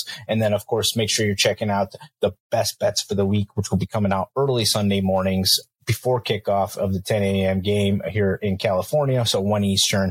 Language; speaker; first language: English; native; English